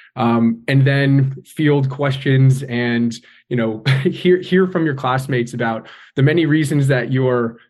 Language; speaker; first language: English; native; English